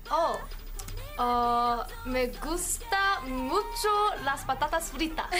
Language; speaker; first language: Spanish; non-native, learner; Korean